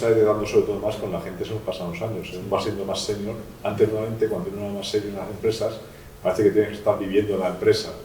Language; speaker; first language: Spanish; native; Spanish